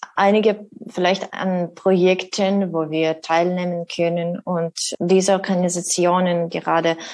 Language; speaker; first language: German; non-native, learner; Ukrainian